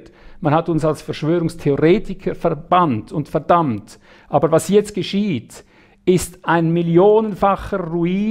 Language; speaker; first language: German; native; German